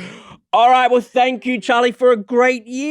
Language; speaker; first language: English; native; English